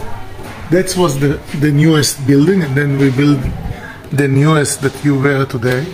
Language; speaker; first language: English; non-native, learner; Hebrew